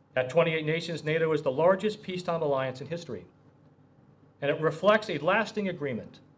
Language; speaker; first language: English; native; English